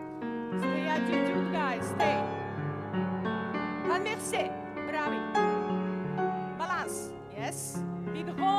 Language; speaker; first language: English; non-native, learner; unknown